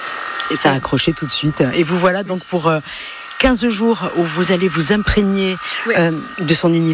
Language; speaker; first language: French; native; French